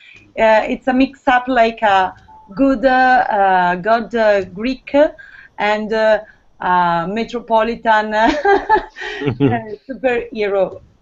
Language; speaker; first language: English; non-native, learner; Italian